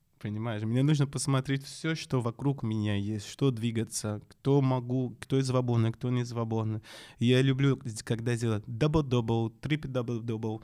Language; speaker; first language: Russian; non-native, fluent; Portuguese